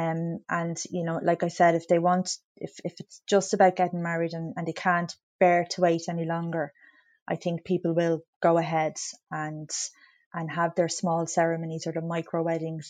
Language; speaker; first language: English; native; English